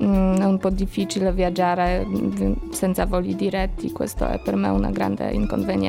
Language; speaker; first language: Italian; non-native, learner; Polish